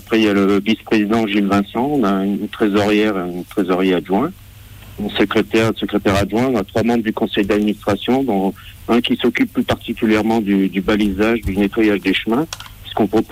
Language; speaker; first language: French; native; French